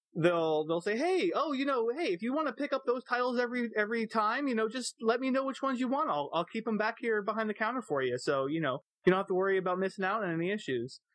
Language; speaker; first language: English; native; English